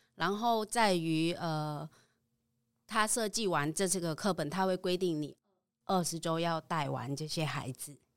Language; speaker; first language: Chinese; non-native, fluent; Vietnamese